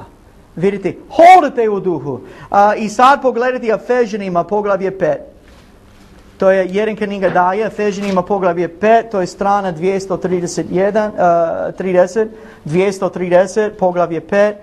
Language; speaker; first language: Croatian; non-native, learner; English